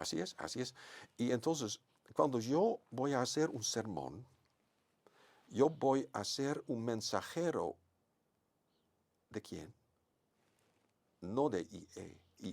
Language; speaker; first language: Spanish; non-native, fluent; Dutch